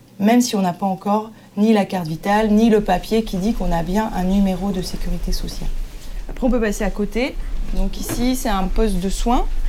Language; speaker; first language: French; native; French